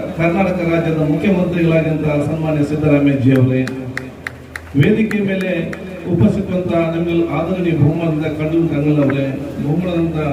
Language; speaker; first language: Kannada; non-native, local second language; Badaga